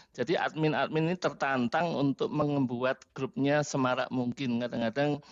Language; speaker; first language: Indonesian; native; Indonesian